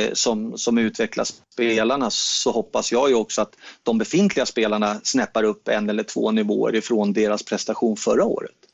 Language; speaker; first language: Swedish; native; Swedish